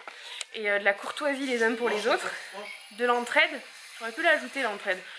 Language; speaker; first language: French; native; French